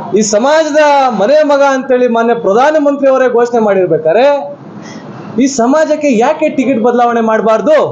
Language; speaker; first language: Kannada; non-native, local second language; Lambadi